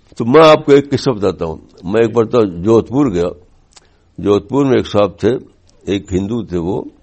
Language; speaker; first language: Urdu; native; Urdu